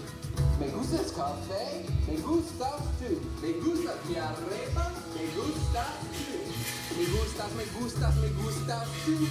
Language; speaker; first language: Spanish; non-native, learner; English